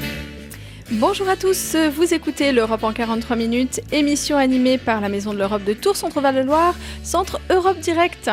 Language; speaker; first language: French; native; French